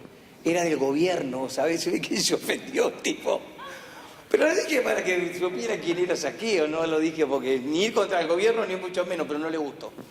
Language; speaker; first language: Spanish; native; Spanish